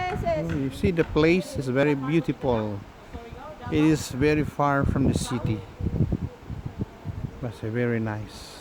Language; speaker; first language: English; non-native, learner; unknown